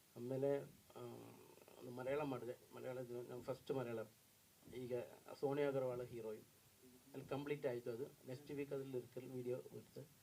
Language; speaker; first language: Kannada; non-native, learner; Malayalam